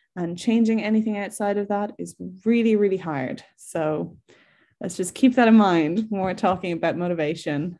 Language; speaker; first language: English; native; English